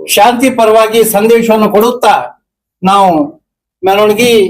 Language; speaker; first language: Kannada; non-native, local second language; Urdu